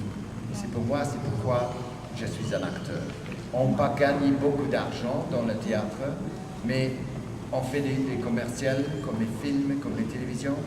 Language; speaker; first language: French; non-native, fluent; English